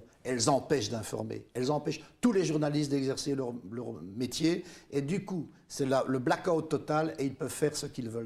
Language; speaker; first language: French; native; French